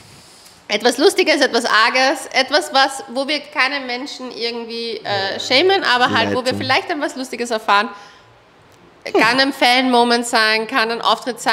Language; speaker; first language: German; native; German